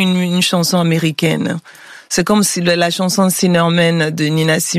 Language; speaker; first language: French; non-native, local second language; Bambara